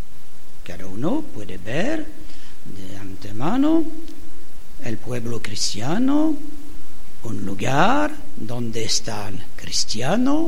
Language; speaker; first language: Spanish; non-native, fluent; French